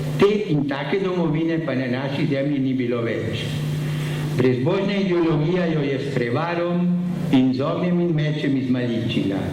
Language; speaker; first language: Slovenian; early bilingual, heritage; Slovenian